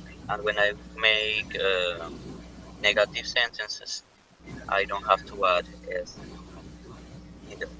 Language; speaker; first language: English; non-native, learner; Spanish